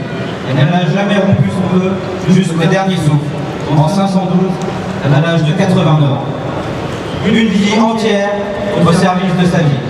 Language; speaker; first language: French; native; French